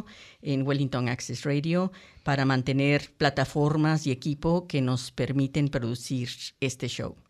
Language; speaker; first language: Spanish; native; Spanish